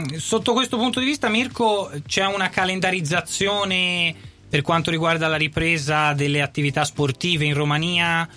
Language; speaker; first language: Italian; native; Italian